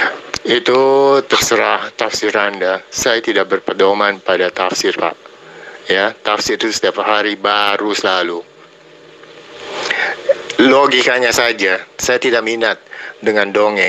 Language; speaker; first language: Indonesian; native; Indonesian